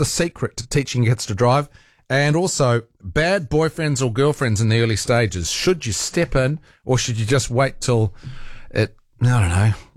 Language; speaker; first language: English; native; English